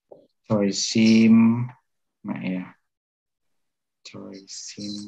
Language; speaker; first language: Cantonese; non-native, learner; Indonesian